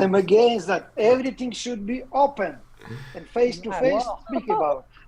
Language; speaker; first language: English; non-native, learner; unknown